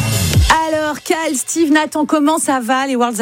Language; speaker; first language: French; native; French